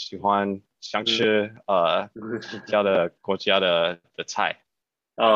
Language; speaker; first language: Chinese; non-native, learner; English